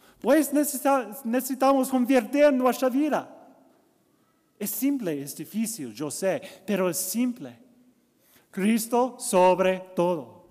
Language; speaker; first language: Spanish; non-native, learner; English